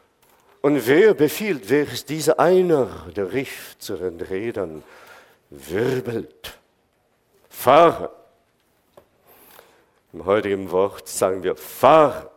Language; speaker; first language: German; non-native, fluent; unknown